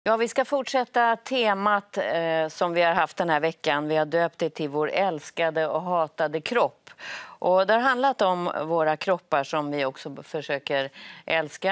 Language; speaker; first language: Swedish; native; Swedish